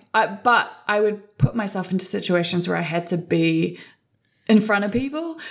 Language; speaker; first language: English; native; English